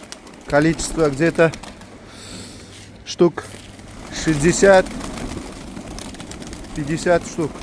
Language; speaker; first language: Russian; non-native, local second language; Uzbek